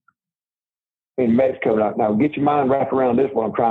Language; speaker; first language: English; native; English